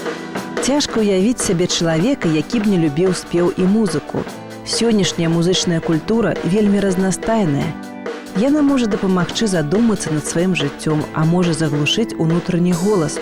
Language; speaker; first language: Belarusian; native; Belarusian